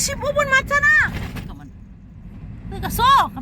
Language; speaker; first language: Korean; non-native, learner; Filipino